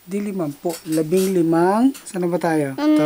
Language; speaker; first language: Filipino; native; Filipino